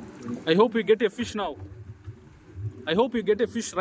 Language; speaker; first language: English; non-native, local second language; Tamil